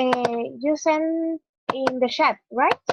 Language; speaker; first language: English; non-native, learner; Spanish